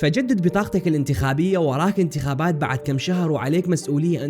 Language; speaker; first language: Arabic; native; Arabic